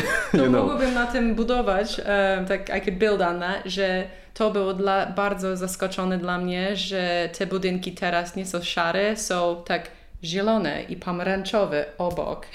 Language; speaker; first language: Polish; non-native, learner; English